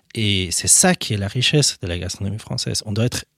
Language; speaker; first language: French; non-native, fluent; Persian